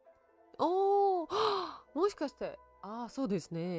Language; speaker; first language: Japanese; non-native, learner; Russian